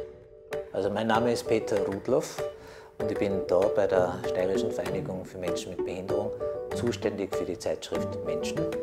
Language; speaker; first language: German; native; German